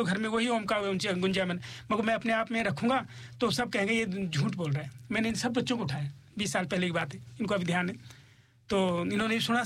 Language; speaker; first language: Hindi; native; Hindi